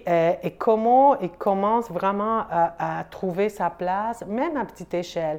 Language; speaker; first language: French; non-native, fluent; Spanish